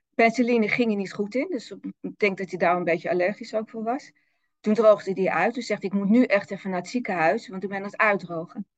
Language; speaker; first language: Dutch; native; Dutch